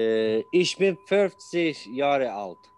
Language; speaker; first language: German; non-native, learner; Turkish